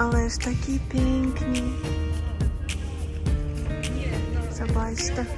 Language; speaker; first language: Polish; non-native, learner; Russian